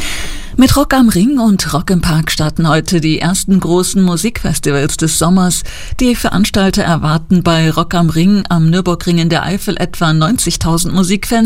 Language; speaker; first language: German; native; German